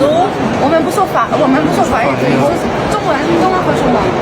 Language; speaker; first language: Chinese; non-native, fluent; French